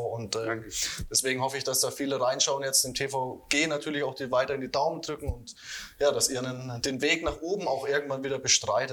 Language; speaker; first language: German; non-native, learner; Croatian